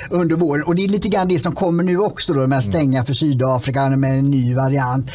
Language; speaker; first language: Swedish; native; Swedish